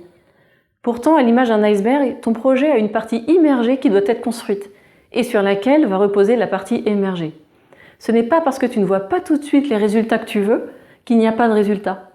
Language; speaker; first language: French; native; French